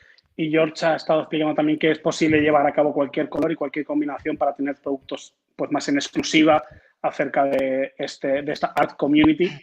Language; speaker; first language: Spanish; native; Spanish